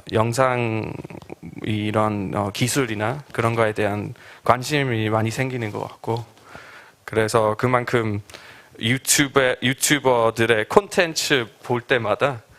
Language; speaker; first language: Korean; non-native, fluent; English